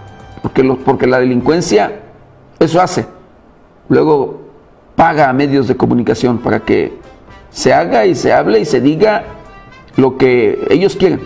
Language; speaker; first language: Spanish; native; Spanish